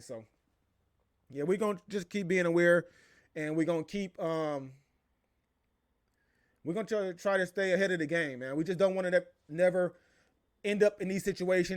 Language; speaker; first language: English; native; English